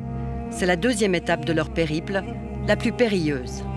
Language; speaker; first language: French; native; French